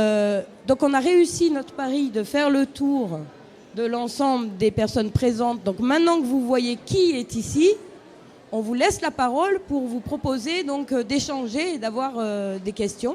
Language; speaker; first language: French; native; French